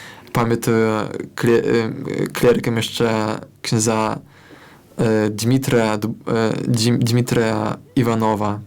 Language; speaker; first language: Belarusian; non-native, local second language; Russian